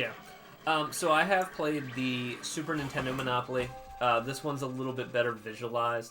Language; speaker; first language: English; native; English